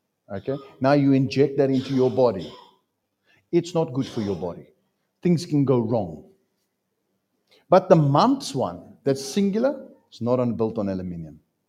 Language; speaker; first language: English; non-native, local second language; Afrikaans